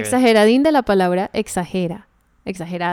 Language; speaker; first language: Spanish; native; Spanish